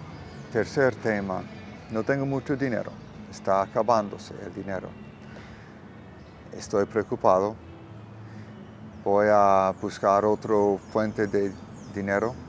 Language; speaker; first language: Spanish; non-native, learner; English